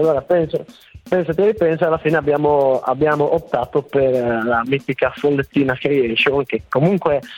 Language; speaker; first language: Italian; native; Italian